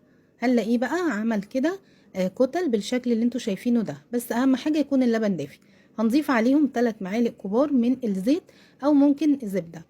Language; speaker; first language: Arabic; native; Arabic